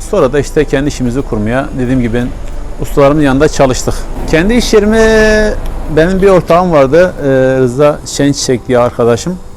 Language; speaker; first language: Turkish; native; Turkish